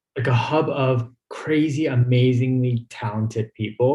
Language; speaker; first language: English; native; English